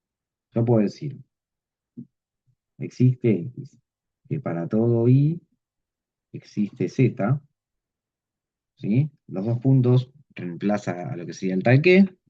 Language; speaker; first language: Spanish; native; Spanish